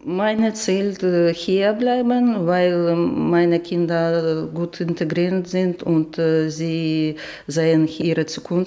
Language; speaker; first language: German; non-native, learner; Ukrainian